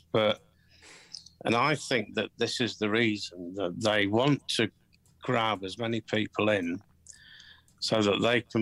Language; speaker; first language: English; native; English